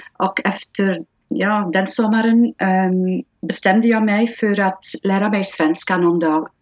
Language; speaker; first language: Swedish; non-native, fluent; Dutch